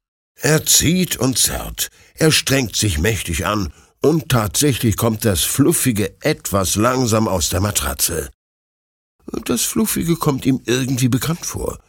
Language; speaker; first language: German; native; German